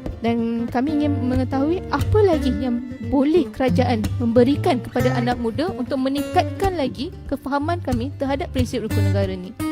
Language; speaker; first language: Malay; native; Malay